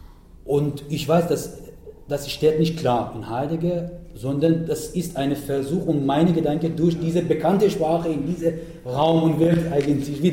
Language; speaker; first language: German; non-native, learner; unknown